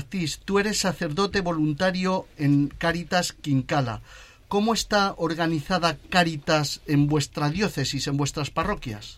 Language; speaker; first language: Spanish; native; Spanish